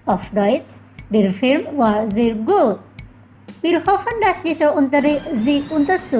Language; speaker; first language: German; non-native, fluent; Indonesian